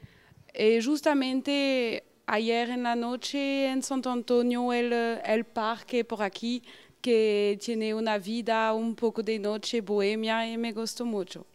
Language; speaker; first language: Spanish; non-native, learner; Portuguese